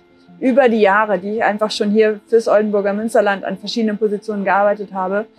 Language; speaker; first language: German; native; German